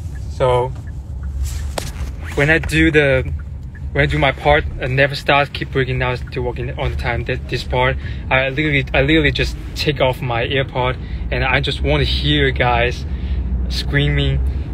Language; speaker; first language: English; non-native, learner; Chinese